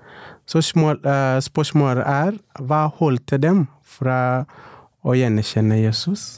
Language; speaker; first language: Norwegian; non-native, local second language; Swahili